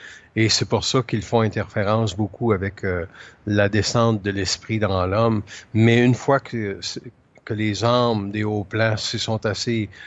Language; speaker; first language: French; native; French